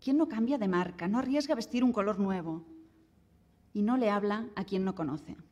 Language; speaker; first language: Spanish; non-native, local second language; Catalan